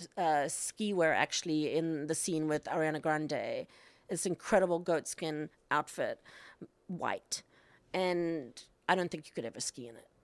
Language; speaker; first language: English; native; English